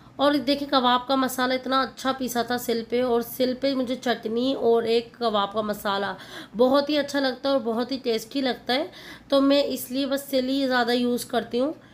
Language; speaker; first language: Urdu; native; Urdu